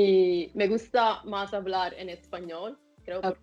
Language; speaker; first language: Spanish; non-native, fluent; Italian